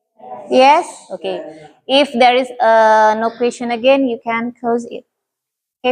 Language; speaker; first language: English; non-native, learner; Indonesian